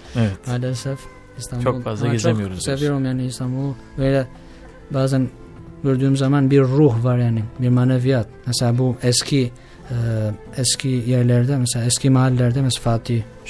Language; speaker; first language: Turkish; non-native, learner; Albanian